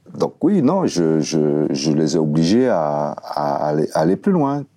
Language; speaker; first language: French; native; French